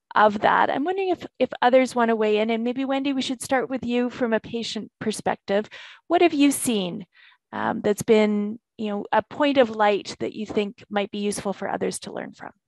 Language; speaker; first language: English; native; English